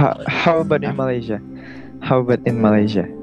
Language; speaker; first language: English; non-native, learner; Indonesian